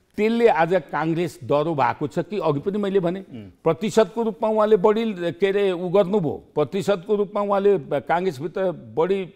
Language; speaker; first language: Nepali; native; Nepali